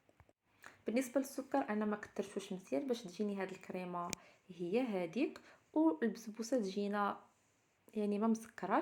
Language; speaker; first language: Arabic; native; Arabic